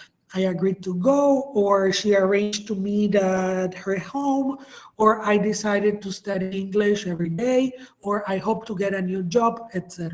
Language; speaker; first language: English; non-native, fluent; Spanish